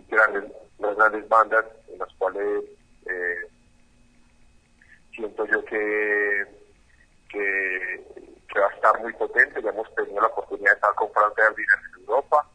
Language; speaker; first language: Spanish; native; Spanish